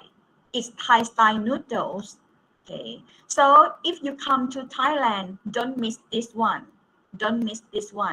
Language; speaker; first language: English; non-native, fluent; Thai